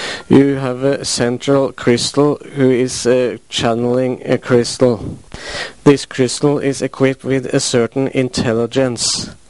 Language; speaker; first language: English; non-native, fluent; Norwegian